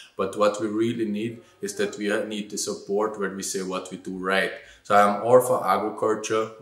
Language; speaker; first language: English; non-native, fluent; German